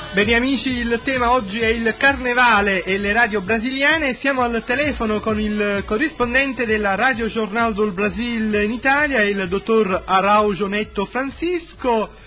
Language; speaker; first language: Italian; native; Italian